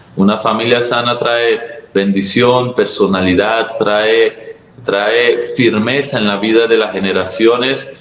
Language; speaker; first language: Spanish; early bilingual, other home language; Arabic